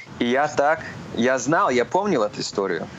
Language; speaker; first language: Russian; early bilingual, heritage; Russian